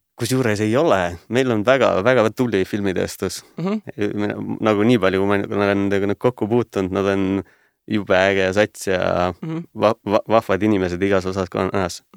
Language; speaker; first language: Estonian; native; Estonian